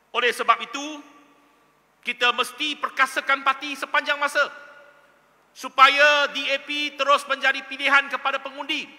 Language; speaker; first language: Malay; non-native, local second language; Chinese